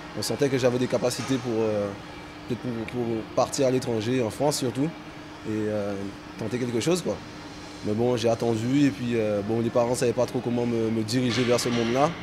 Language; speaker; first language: French; native; French